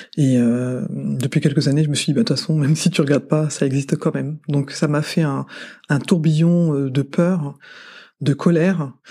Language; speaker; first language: French; native; French